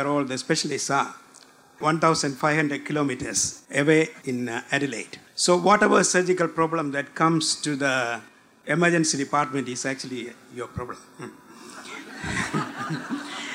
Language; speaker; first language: English; non-native, local second language; Malayalam